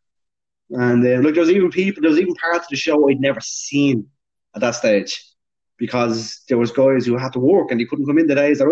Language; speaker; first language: English; native; English